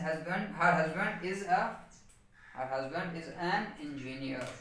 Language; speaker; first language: English; non-native, local second language; Urdu